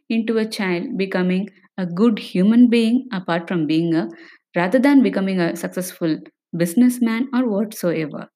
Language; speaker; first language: English; non-native, local second language; Tamil